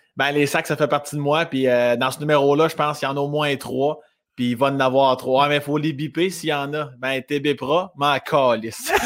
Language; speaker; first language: French; native; French